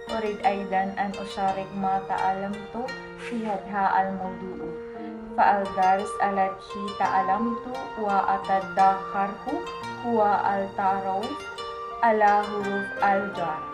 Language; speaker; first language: Arabic; non-native, learner; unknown